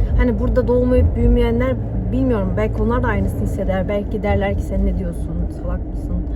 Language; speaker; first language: Turkish; early bilingual, heritage; Turkish